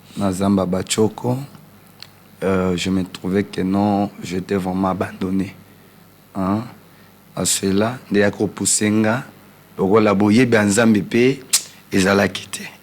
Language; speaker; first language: Lingala; non-native, local second language; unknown